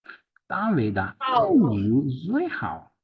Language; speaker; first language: Chinese; non-native, learner; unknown